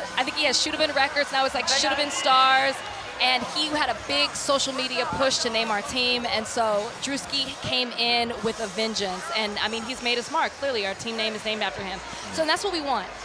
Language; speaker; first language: English; native; English